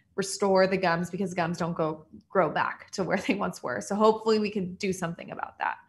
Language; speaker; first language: English; native; English